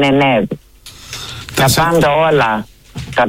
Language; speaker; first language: Greek; early bilingual, heritage; Greek